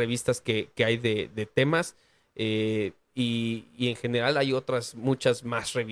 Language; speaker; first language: Spanish; native; Spanish